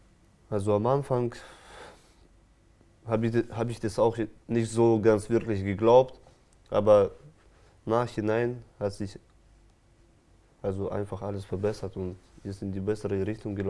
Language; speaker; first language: German; non-native, fluent; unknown